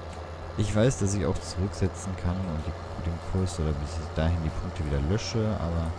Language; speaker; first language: German; native; German